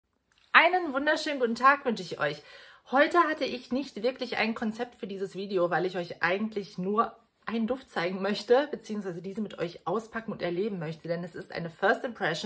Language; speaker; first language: German; native; German